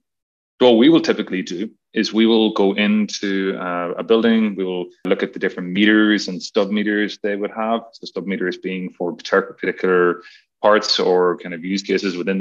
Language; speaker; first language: English; native; English